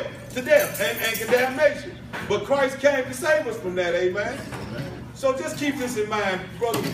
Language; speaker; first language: English; native; English